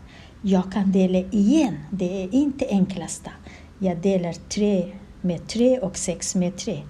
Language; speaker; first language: Swedish; non-native, learner; Kurdish